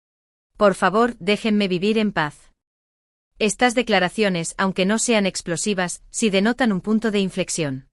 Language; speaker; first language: Spanish; native; Spanish